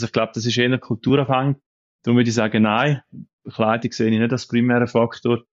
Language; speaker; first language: German; native; German